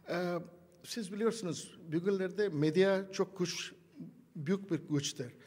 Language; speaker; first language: Turkish; non-native, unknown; Urdu